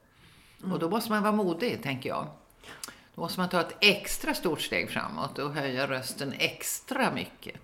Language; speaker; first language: Swedish; native; Swedish